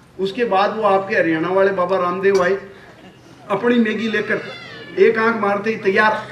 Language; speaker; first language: Hindi; non-native, local second language; Marwari